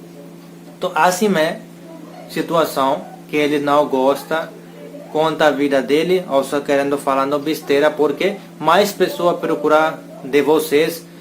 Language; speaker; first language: Portuguese; non-native, learner; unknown